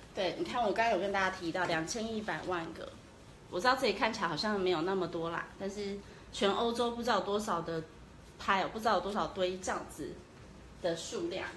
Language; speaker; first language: Chinese; native; Chinese